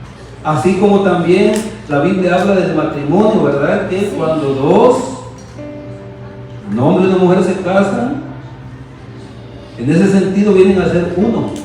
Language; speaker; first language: Spanish; native; Spanish